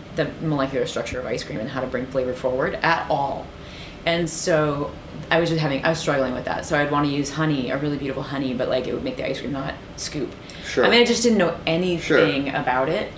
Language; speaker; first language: English; native; English